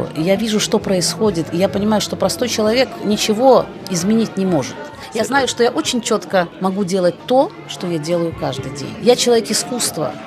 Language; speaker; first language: Russian; native; Russian